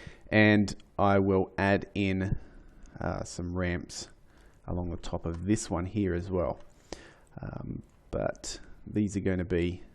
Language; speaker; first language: English; native; English